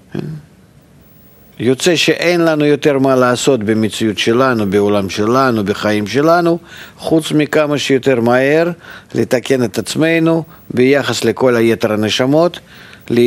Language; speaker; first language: Hebrew; non-native, fluent; Russian